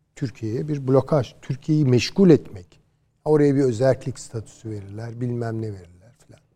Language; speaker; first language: Turkish; native; Turkish